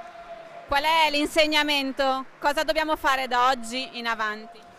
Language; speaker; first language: Italian; native; Italian